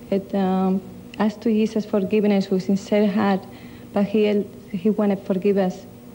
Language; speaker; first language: English; non-native, learner; Spanish